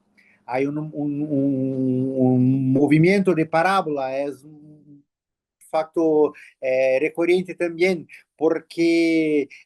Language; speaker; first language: Spanish; non-native, learner; Portuguese